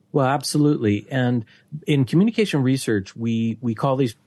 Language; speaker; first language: English; native; English